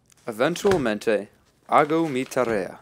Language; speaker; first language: Spanish; non-native, learner; English